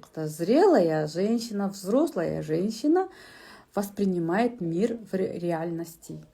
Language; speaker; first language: Russian; non-native, local second language; Kazakh